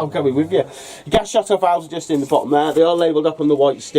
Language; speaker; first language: English; native; English